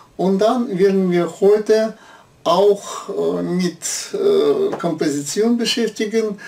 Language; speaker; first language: German; non-native, learner; Russian